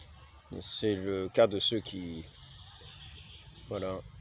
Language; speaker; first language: French; native; French